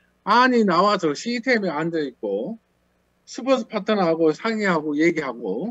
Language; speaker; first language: Korean; native; Korean